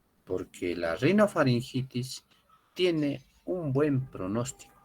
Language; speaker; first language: Spanish; native; Spanish